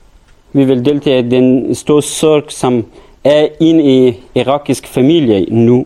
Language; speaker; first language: Danish; non-native, learner; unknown